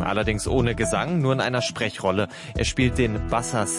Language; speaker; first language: German; native; German